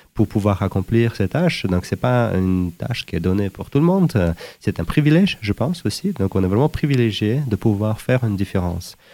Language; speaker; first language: French; non-native, fluent; Uzbek